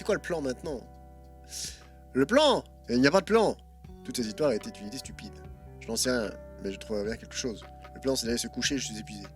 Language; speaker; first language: French; native; French